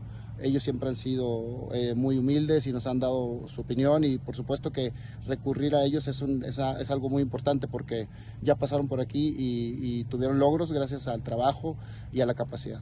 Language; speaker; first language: Spanish; native; Spanish